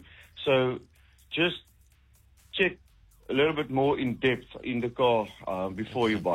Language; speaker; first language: English; non-native, local second language; Afrikaans